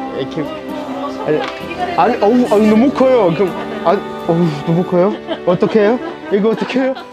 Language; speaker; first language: Korean; non-native, learner; Ukrainian